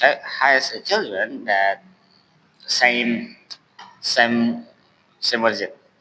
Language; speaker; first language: English; non-native, learner; Indonesian